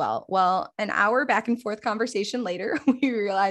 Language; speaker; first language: English; native; English